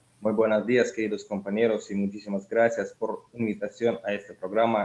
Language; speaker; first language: Spanish; non-native, learner; Russian